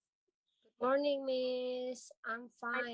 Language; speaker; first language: English; non-native, learner; Indonesian